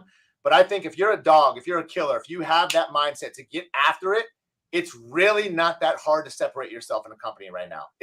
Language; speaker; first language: English; native; English